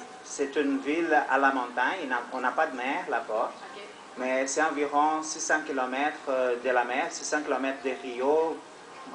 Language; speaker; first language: French; non-native, learner; Portuguese